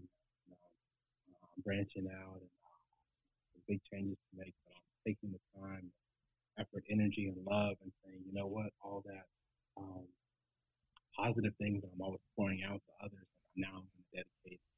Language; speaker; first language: English; native; English